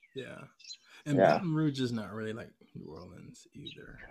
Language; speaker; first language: English; native; English